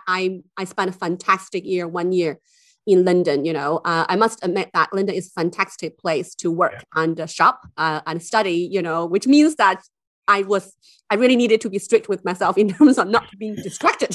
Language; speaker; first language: English; non-native, fluent; Chinese